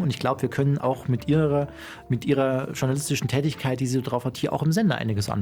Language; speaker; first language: German; native; German